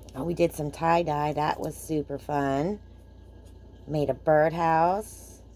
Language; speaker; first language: English; native; English